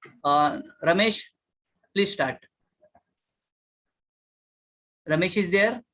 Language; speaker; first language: English; non-native, local second language; Marathi